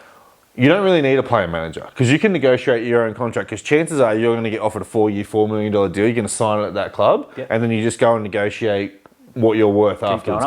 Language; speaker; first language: English; native; English